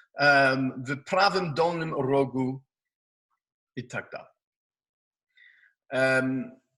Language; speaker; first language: Polish; non-native, learner; Hebrew